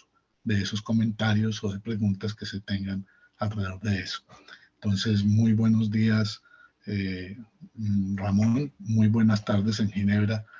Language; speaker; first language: Spanish; native; Spanish